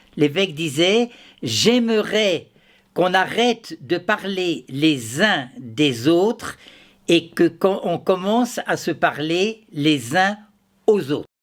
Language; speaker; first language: French; native; French